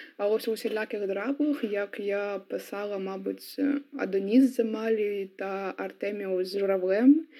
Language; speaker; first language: Ukrainian; non-native, local second language; Russian